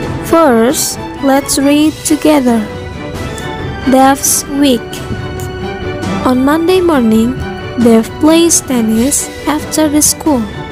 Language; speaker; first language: English; non-native, learner; Indonesian